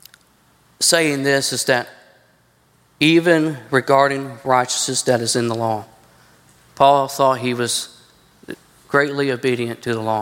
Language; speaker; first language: English; native; English